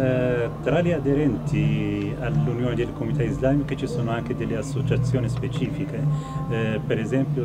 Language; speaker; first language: Italian; non-native, fluent; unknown